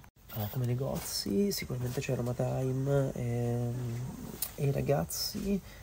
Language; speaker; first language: Italian; native; Italian